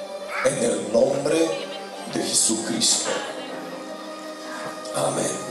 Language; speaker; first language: Spanish; non-native, fluent; Bulgarian